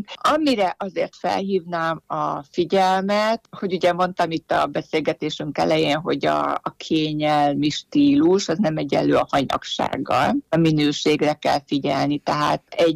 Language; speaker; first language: Hungarian; native; Hungarian